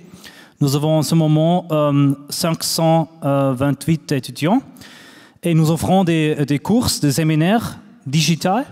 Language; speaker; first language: French; non-native, fluent; German